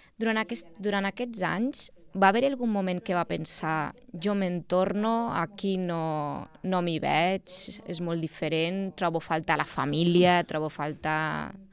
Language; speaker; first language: Catalan; native; Catalan